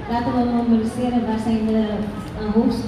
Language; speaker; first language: Dutch; non-native, fluent; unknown